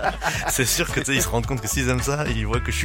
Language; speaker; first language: French; native; French